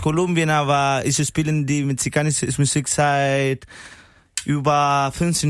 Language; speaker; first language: German; non-native, learner; Spanish